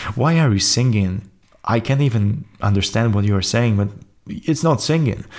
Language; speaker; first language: English; non-native, fluent; Polish